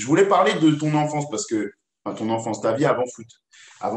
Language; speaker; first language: French; native; French